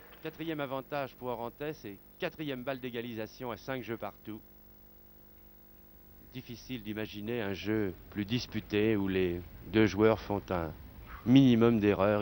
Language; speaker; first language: French; native; French